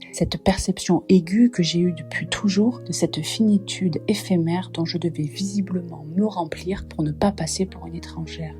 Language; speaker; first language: French; native; French